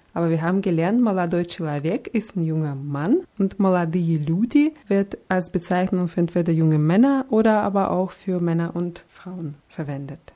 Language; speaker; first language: German; non-native, fluent; Russian